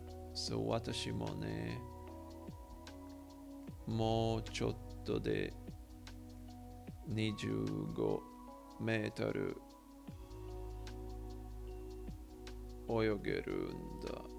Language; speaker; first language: Japanese; non-native, learner; English